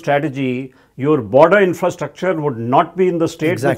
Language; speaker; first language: English; non-native, local second language; Hindi